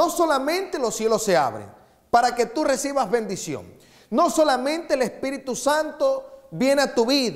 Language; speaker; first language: Spanish; native; Spanish